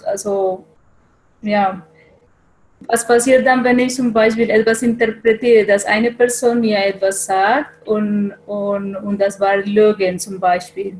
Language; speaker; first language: German; non-native, learner; English